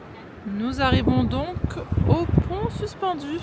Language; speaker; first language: French; native; French